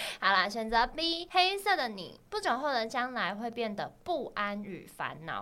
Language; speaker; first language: Chinese; native; Chinese